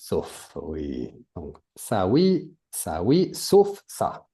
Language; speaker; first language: French; native; French